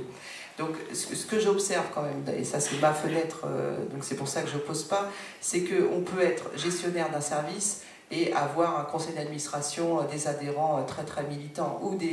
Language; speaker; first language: French; native; French